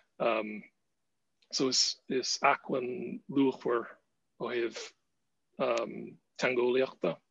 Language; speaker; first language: Irish; non-native, fluent; English